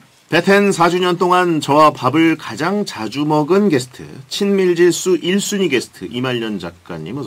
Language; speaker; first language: Korean; native; Korean